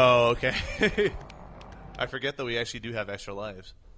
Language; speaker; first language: English; native; English